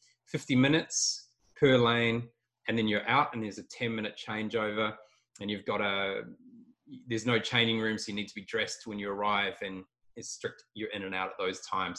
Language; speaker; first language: English; native; English